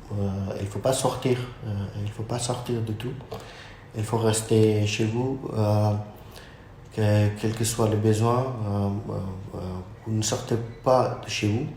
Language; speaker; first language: French; non-native, fluent; Urdu